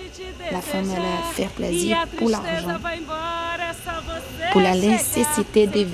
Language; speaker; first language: French; non-native, learner; Portuguese